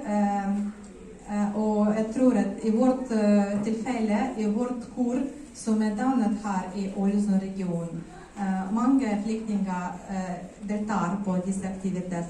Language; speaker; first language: Swedish; non-native, fluent; Ukrainian